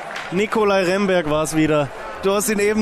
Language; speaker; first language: German; native; German